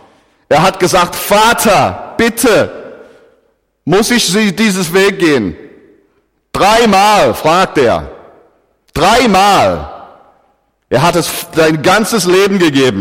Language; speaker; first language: German; non-native, fluent; English